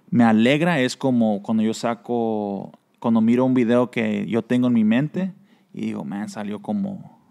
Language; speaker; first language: Spanish; early bilingual, heritage; Spanish